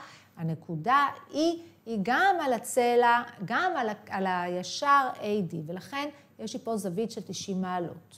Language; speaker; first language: Hebrew; native; Hebrew